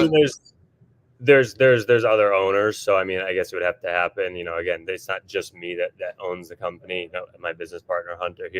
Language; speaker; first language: English; native; English